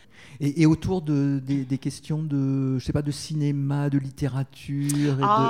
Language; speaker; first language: French; native; French